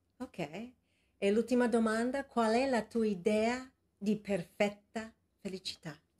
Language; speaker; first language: Italian; non-native, fluent; English